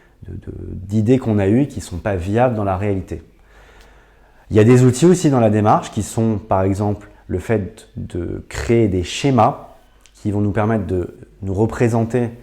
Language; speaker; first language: French; native; French